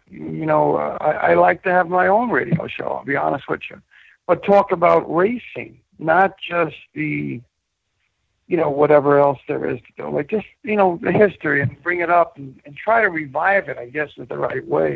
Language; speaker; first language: English; native; English